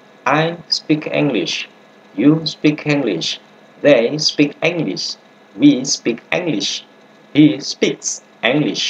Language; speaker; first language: English; non-native, learner; Indonesian